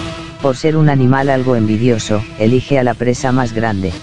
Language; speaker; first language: Spanish; native; Spanish